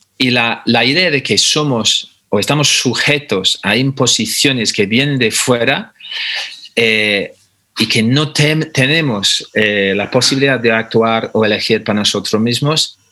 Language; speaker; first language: Spanish; non-native, fluent; English